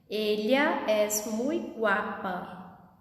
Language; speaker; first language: Spanish; non-native, fluent; Portuguese